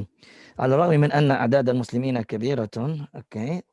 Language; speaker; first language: Arabic; non-native, fluent; English